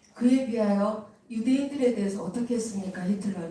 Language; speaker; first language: Korean; native; Korean